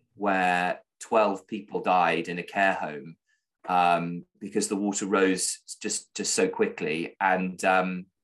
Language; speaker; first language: English; native; English